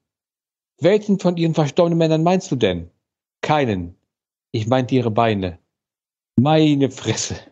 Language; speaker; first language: German; native; German